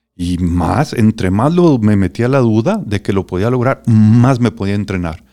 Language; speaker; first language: Spanish; native; Spanish